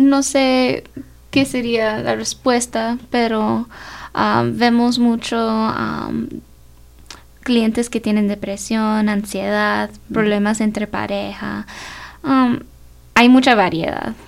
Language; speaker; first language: Spanish; early bilingual, heritage; Spanish